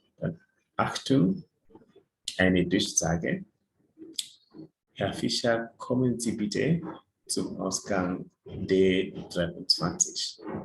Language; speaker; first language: German; non-native, fluent; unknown